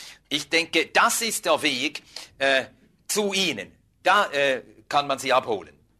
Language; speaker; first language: German; native; German